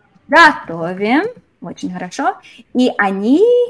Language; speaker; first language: Russian; non-native, fluent; English